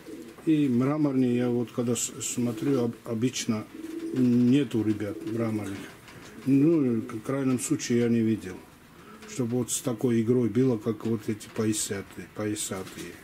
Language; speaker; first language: Russian; non-native, local second language; Georgian